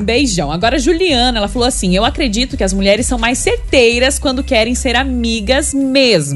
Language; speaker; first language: Portuguese; native; Portuguese